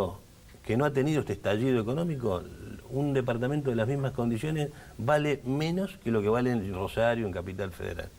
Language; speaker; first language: Spanish; native; Spanish